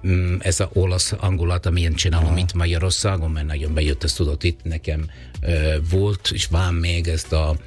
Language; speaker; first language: Hungarian; non-native, learner; Italian